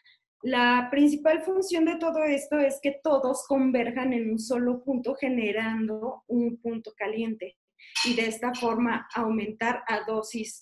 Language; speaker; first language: Spanish; native; Spanish